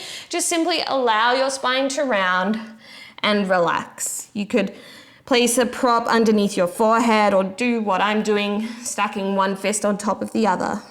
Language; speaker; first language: English; native; English